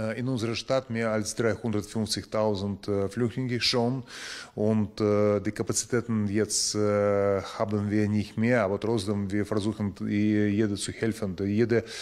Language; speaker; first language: German; non-native, learner; Ukrainian